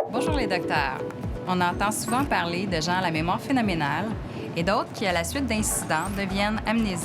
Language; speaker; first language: French; native; French